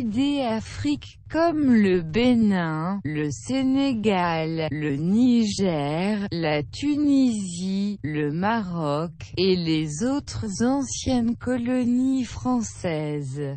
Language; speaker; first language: French; non-native, learner; Russian